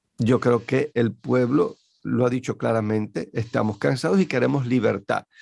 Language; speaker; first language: Spanish; native; Spanish